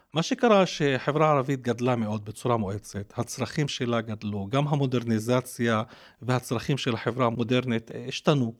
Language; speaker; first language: Hebrew; non-native, local second language; Arabic